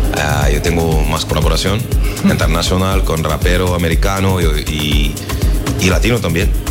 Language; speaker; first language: Spanish; non-native, learner; French